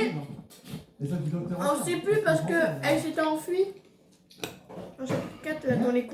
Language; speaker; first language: French; native; French